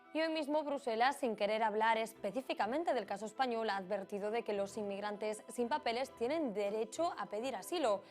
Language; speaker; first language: Spanish; native; Spanish